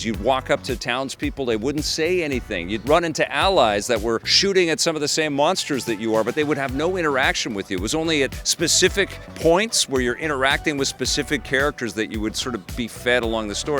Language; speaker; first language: English; native; English